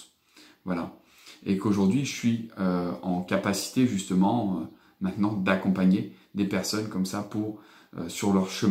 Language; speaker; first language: French; native; French